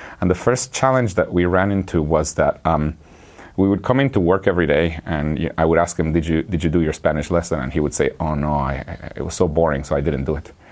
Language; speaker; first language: English; non-native, fluent; Spanish